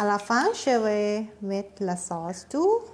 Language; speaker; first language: French; non-native, learner; Thai